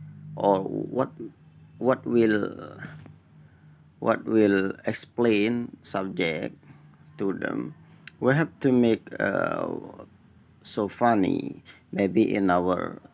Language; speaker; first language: English; non-native, learner; Indonesian